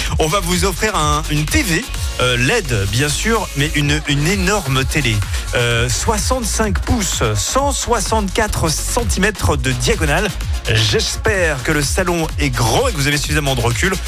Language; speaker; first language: French; native; French